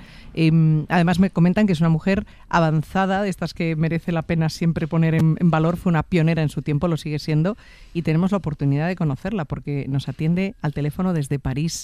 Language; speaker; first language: Spanish; native; Spanish